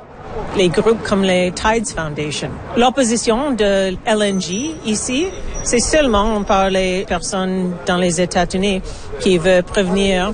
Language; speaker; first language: French; non-native, learner; English